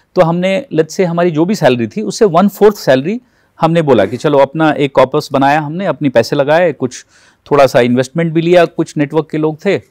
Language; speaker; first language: Hindi; native; Hindi